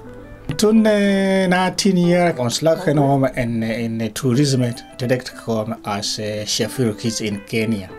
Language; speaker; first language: Dutch; non-native, learner; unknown